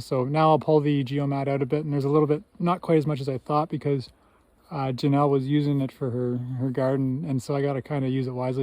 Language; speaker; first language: English; native; English